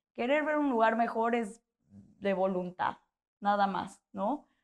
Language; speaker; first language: Spanish; native; Spanish